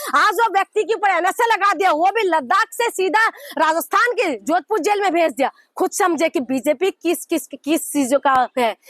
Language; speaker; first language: Hindi; non-native, local second language; Assamese